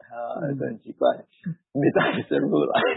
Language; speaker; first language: Chinese; early bilingual, heritage; Chinese